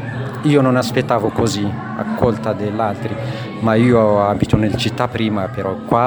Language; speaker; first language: Italian; non-native, learner; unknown